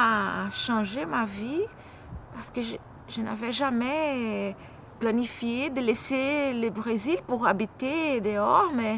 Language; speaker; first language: French; non-native, fluent; Portuguese